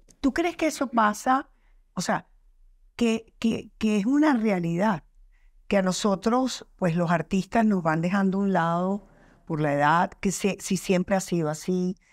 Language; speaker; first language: Spanish; native; Spanish